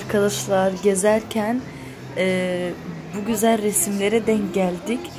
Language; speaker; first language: Turkish; early bilingual, other home language; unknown